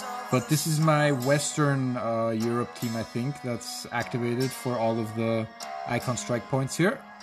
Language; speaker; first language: English; non-native, fluent; German